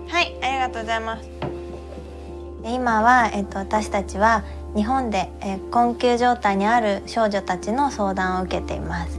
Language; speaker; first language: Japanese; native; Japanese